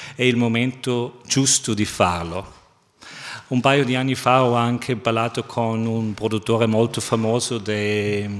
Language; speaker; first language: Italian; non-native, fluent; German